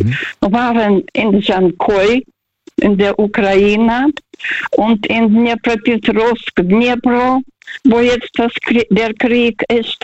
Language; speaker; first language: German; early bilingual, heritage; Russian